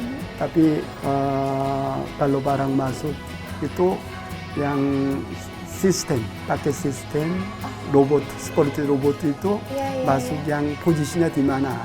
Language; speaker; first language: Indonesian; non-native, learner; Korean